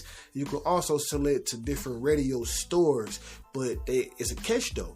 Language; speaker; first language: English; native; English